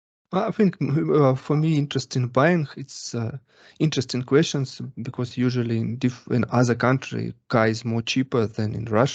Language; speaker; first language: English; non-native, learner; Russian